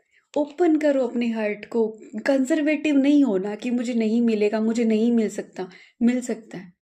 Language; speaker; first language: Hindi; native; Hindi